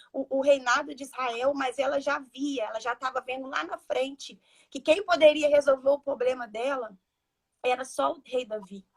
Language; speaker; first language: Portuguese; native; Portuguese